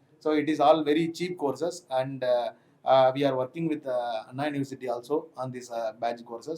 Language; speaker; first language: English; non-native, local second language; Tamil